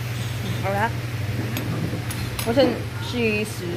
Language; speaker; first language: Chinese; non-native, learner; Filipino